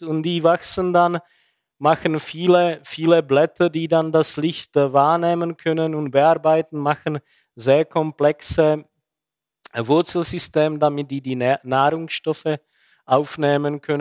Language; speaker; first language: German; non-native, fluent; Czech